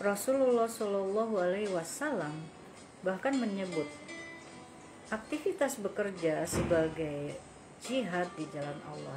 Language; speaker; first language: Indonesian; native; Indonesian